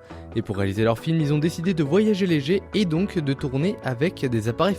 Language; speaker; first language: French; native; French